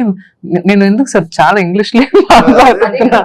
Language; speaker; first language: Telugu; non-native, learner; Tamil